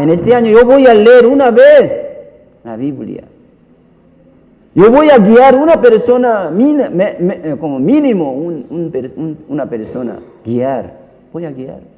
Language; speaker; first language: Spanish; non-native, learner; Korean